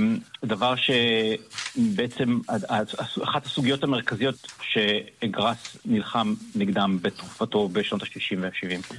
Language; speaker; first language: Hebrew; native; Hebrew